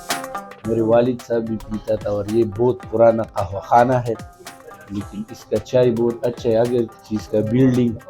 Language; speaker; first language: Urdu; non-native, local second language; Pashto